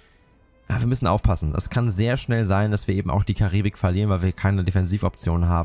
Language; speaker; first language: German; native; German